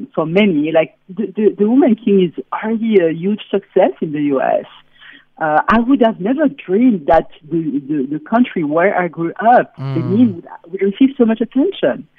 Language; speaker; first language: English; non-native, fluent; French